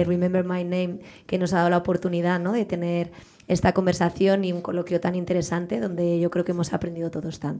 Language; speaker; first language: Spanish; native; Spanish